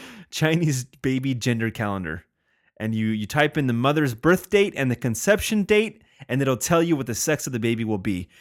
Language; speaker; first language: English; native; English